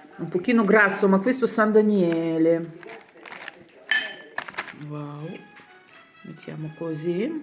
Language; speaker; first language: Italian; non-native, learner; Ukrainian